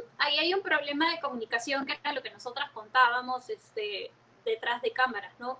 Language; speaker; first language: Spanish; native; Spanish